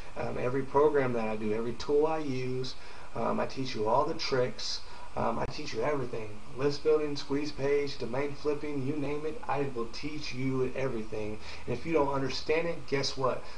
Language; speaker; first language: English; native; English